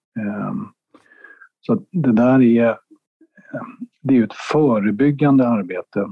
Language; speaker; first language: Swedish; native; Swedish